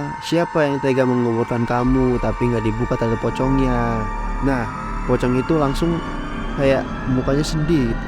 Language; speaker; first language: Indonesian; native; Indonesian